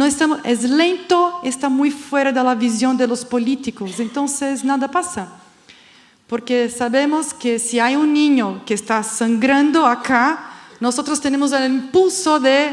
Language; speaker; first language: Spanish; non-native, fluent; Portuguese